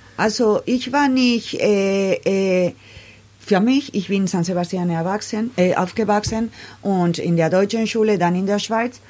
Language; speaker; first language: German; non-native, learner; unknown